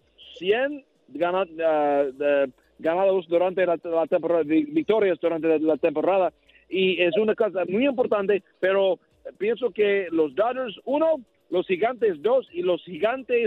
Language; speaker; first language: Spanish; non-native, learner; English